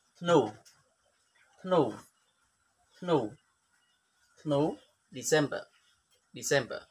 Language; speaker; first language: English; non-native, learner; Khmer